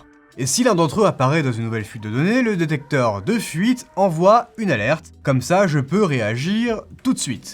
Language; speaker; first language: French; native; French